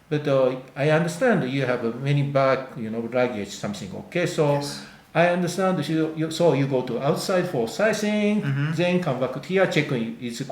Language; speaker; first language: English; non-native, learner; Japanese